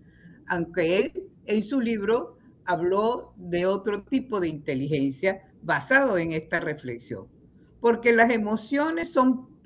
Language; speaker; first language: Spanish; native; Spanish